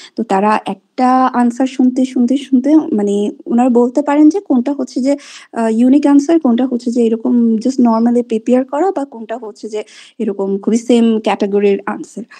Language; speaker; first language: Bangla; non-native, local second language; Marma